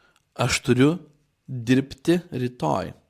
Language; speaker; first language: Lithuanian; non-native, fluent; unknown